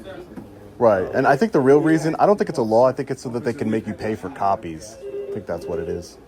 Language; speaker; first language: English; native; English